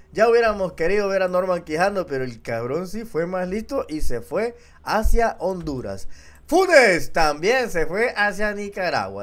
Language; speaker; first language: Spanish; native; Spanish